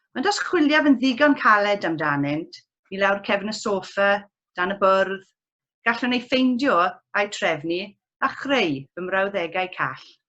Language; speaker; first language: Welsh; non-native, local second language; English